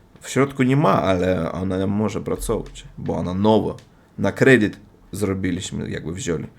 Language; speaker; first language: Polish; non-native, learner; Russian